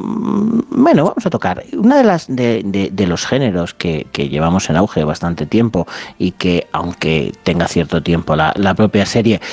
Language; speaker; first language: Spanish; native; Spanish